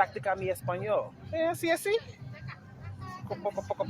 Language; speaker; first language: Spanish; non-native, learner; English